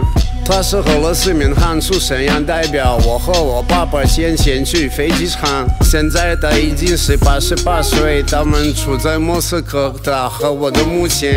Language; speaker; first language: Chinese; non-native, learner; Russian